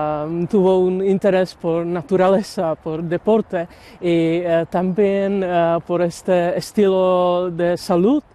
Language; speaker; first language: Spanish; non-native, learner; Czech